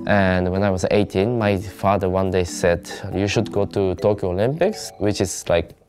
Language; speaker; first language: English; non-native, learner; Japanese